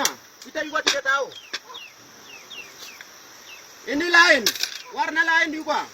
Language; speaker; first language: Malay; non-native, local second language; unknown